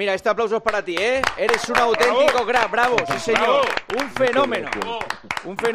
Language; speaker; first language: Spanish; native; Spanish